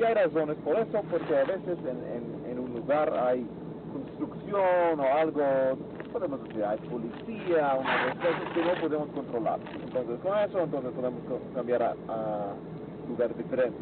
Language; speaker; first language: Spanish; non-native, fluent; English